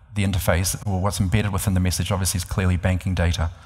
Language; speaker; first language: English; native; English